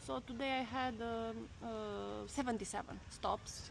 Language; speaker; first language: English; non-native, fluent; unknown